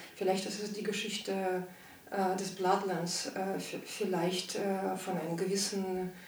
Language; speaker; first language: German; non-native, fluent; Russian